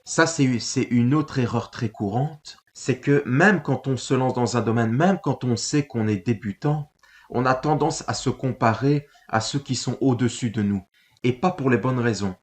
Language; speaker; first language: French; native; French